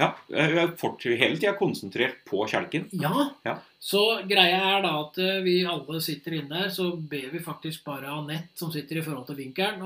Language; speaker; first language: Norwegian; native; Norwegian